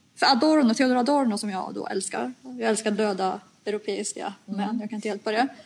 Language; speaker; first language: Swedish; early bilingual, other home language; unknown